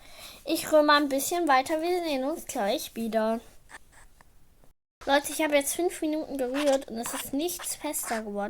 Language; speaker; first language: German; native; German